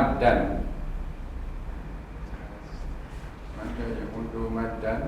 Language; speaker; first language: Arabic; non-native, learner; Indonesian